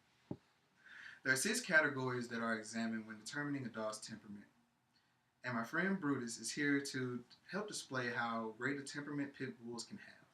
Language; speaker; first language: English; native; English